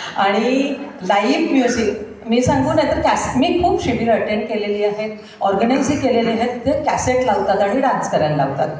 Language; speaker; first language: Marathi; non-native, local second language; Gujarati